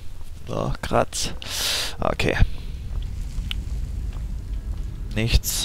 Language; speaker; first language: German; native; German